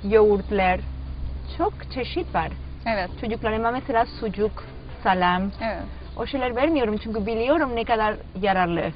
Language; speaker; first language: Turkish; non-native, learner; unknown